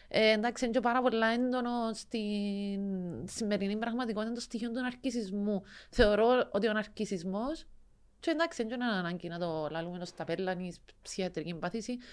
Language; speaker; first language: Greek; native; Greek